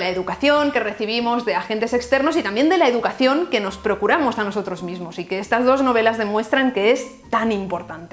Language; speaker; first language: Spanish; native; Spanish